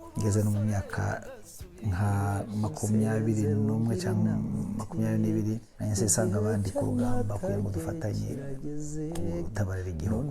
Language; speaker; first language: Kinyarwanda; early bilingual, heritage; Kinyarwanda